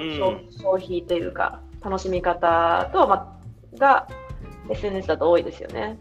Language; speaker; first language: Japanese; native; Japanese